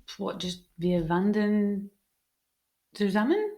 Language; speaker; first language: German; non-native, learner; English